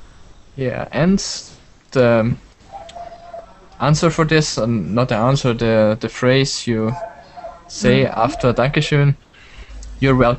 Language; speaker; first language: English; non-native, learner; German